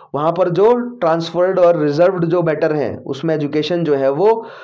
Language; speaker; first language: Hindi; native; Hindi